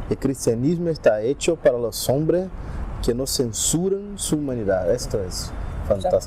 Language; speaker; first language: Spanish; non-native, learner; Portuguese